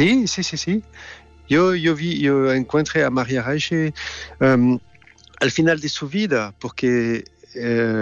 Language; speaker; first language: Spanish; non-native, learner; French